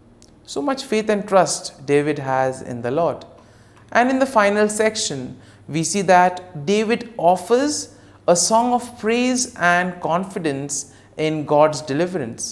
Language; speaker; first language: English; non-native, local second language; Konkani